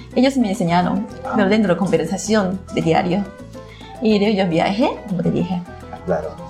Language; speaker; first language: Spanish; non-native, learner; Japanese